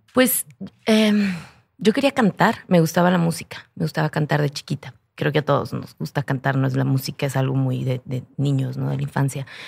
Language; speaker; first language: Spanish; native; Spanish